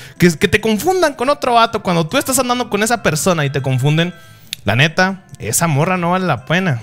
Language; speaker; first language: Spanish; early bilingual, other home language; Japanese